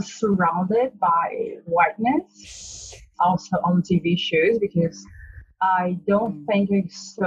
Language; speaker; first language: English; non-native, learner; Portuguese